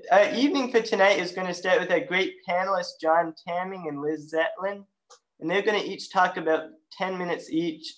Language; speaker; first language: English; native; English